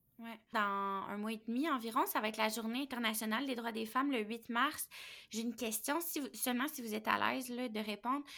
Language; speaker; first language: French; native; French